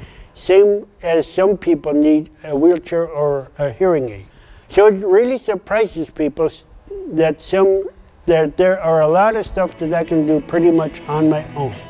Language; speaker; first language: English; non-native, fluent; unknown